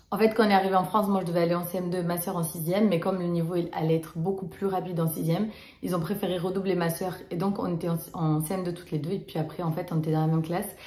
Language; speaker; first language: French; early bilingual, other home language; Romanian